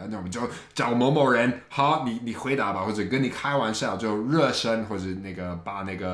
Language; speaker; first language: Chinese; non-native, fluent; English